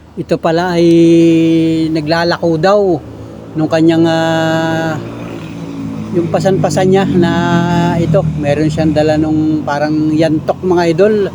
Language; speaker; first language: Filipino; native; Filipino